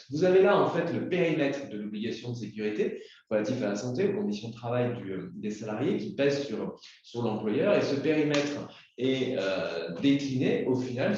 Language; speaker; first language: French; native; French